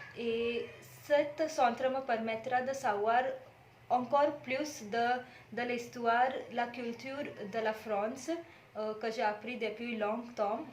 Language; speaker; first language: French; non-native, fluent; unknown